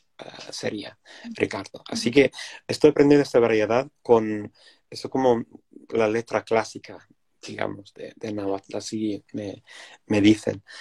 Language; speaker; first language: Spanish; non-native, fluent; English